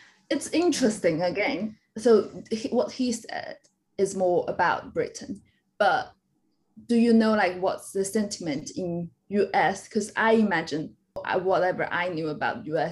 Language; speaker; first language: English; non-native, fluent; Chinese